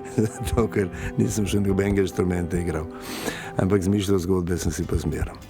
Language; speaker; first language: Slovenian; native; Slovenian